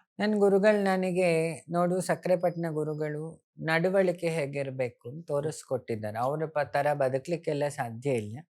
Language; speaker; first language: Kannada; native; Kannada